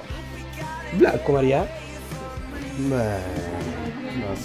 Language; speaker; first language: Spanish; native; Spanish